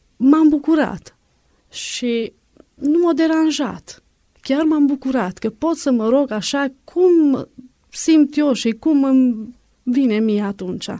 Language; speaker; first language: Romanian; non-native, local second language; Hungarian